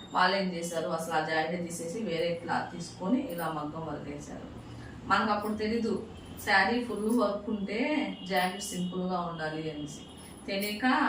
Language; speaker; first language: Telugu; non-native, local second language; Urdu